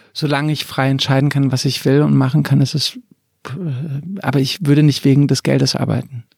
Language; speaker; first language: German; early bilingual, other home language; Croatian